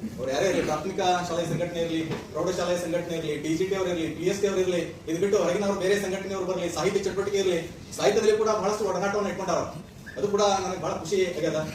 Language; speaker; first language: Kannada; native; Kannada